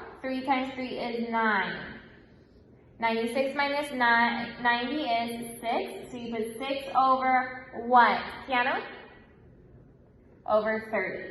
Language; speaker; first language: English; native; English